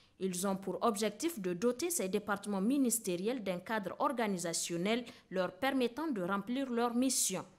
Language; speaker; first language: French; non-native, local second language; Hausa